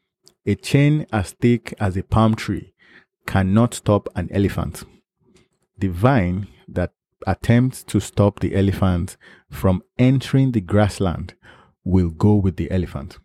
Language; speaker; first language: English; non-native, local second language; Yoruba